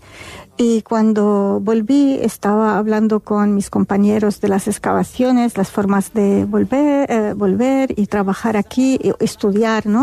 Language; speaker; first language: Spanish; non-native, fluent; Arabic